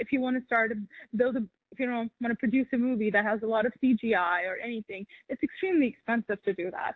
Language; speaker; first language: English; non-native, local second language; Urdu